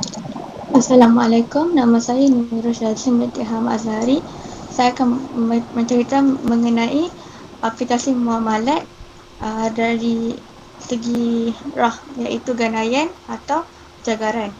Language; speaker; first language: Malay; native; Malay